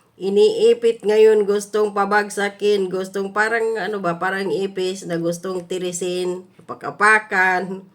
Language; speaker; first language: Filipino; native; Filipino